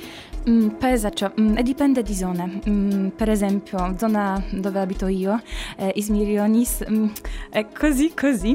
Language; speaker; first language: Italian; non-native, learner; Polish